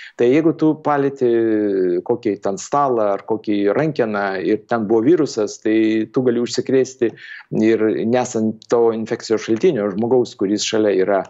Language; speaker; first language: Lithuanian; native; Lithuanian